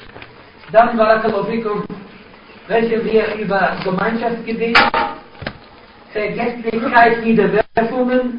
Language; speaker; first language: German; non-native, fluent; Arabic